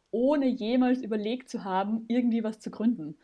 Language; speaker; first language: German; native; German